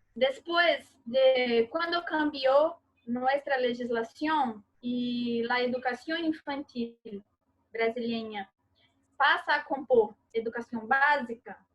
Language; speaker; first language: Spanish; non-native, learner; Portuguese